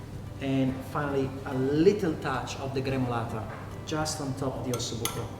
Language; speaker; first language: English; non-native, fluent; Italian